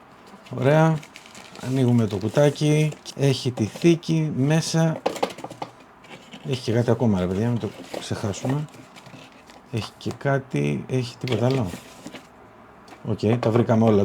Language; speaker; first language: Greek; native; Greek